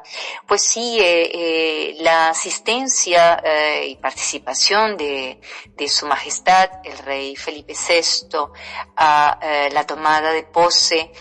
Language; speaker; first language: Spanish; non-native, fluent; Portuguese